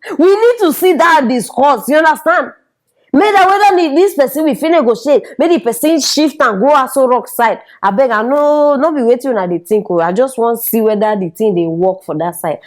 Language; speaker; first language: Nigerian Pidgin; native; Nigerian Pidgin